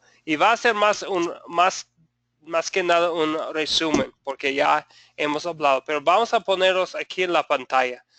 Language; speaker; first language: Spanish; non-native, fluent; English